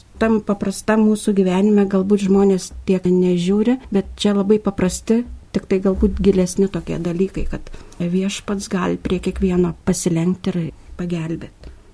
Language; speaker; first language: Lithuanian; native; Lithuanian